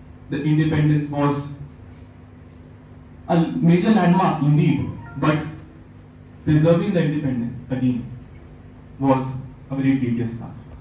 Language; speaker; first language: English; non-native, local second language; Hindi